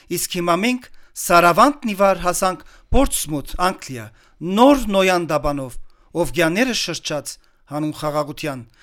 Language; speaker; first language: Armenian; early bilingual, heritage; Armenian